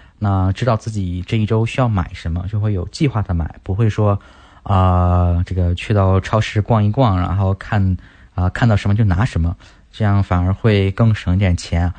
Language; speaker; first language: Chinese; native; Chinese